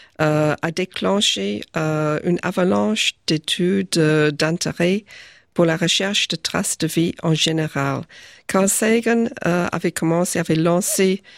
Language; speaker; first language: French; non-native, fluent; English